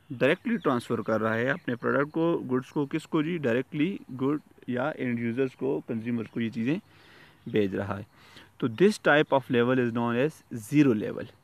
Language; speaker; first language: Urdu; native; Urdu